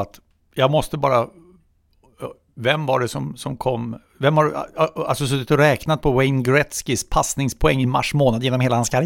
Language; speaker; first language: Swedish; native; Swedish